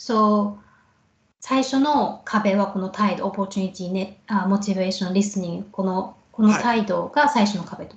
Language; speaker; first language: Japanese; native; Japanese